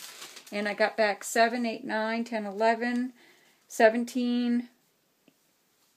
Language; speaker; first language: English; native; English